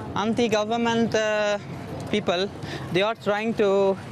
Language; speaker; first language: English; non-native, fluent; Persian